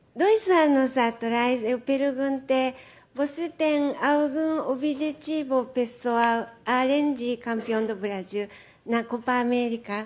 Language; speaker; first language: Portuguese; non-native, fluent; Japanese